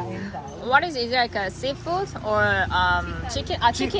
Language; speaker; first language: English; non-native, fluent; Korean